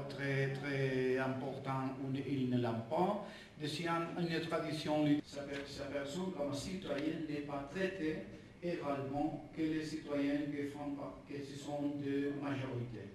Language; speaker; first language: French; non-native, fluent; Catalan